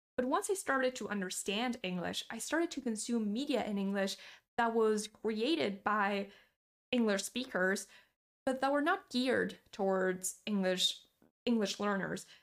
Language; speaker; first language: English; non-native, fluent; Portuguese